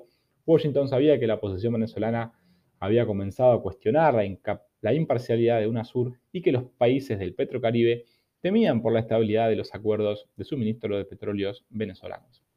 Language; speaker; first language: Spanish; native; Spanish